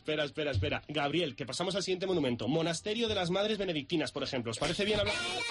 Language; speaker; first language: Spanish; native; Spanish